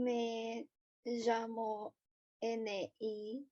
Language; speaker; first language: Spanish; non-native, learner; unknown